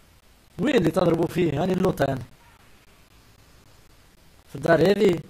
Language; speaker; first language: Arabic; native; Arabic